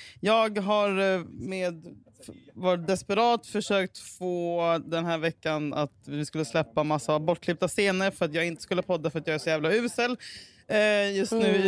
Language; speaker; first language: Swedish; native; Swedish